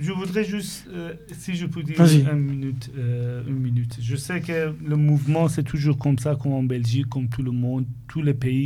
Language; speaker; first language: French; non-native, fluent; Persian